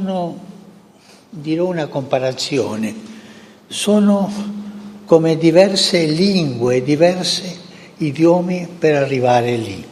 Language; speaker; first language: Italian; non-native, fluent; Spanish